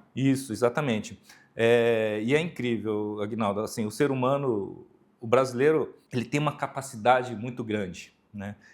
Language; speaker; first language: Portuguese; early bilingual, other home language; Japanese